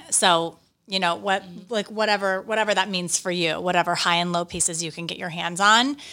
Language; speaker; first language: English; native; English